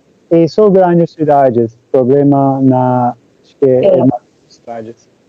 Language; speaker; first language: Portuguese; non-native, learner; Turkish